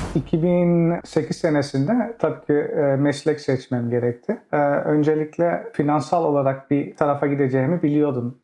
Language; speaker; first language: Turkish; early bilingual, heritage; Turkish